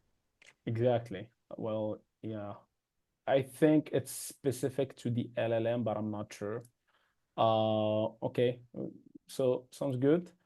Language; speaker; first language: English; non-native, fluent; Arabic